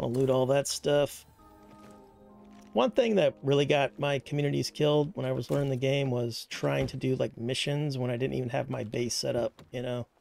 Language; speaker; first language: English; native; English